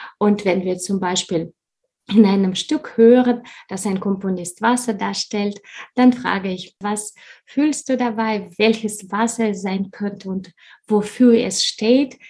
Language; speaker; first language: German; non-native, fluent; Russian